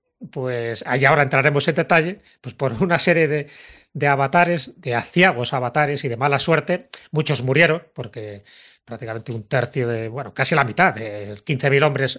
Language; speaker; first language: Spanish; native; Spanish